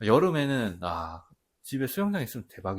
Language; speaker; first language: Korean; native; Korean